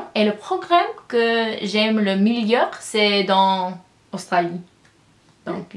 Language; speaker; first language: French; non-native, learner; English